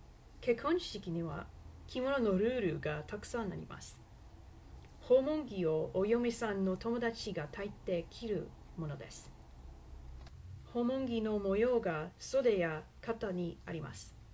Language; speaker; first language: Japanese; non-native, learner; English